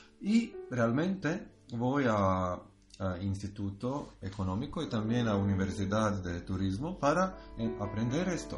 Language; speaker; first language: Spanish; non-native, learner; Croatian